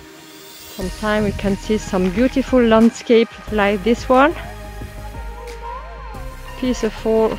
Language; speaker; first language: English; non-native, learner; French